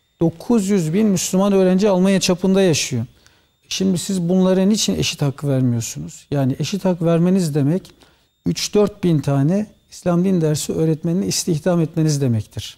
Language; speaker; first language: Turkish; early bilingual, heritage; Turkish